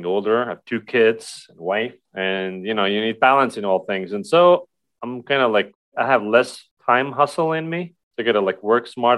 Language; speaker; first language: English; non-native, fluent; Estonian